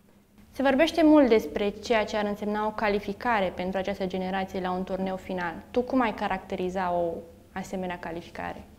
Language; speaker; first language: Romanian; native; Romanian